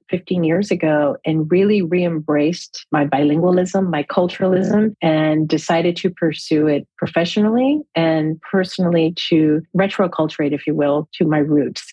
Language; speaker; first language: English; native; English